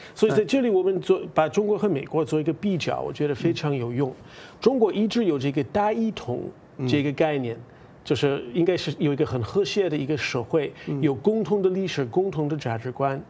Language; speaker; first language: Chinese; non-native, fluent; English